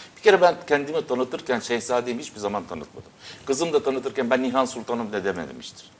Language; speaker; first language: Turkish; early bilingual, other home language; Arabic